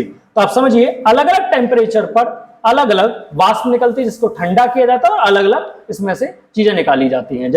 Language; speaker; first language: Hindi; native; Hindi